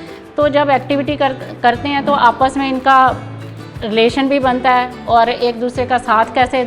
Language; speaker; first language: Hindi; native; Hindi